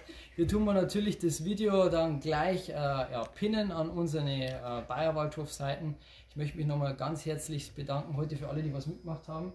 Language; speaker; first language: German; native; German